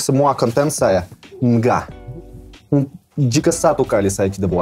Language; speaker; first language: Indonesian; non-native, learner; Russian